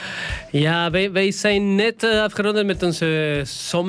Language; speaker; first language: Dutch; non-native, learner; Spanish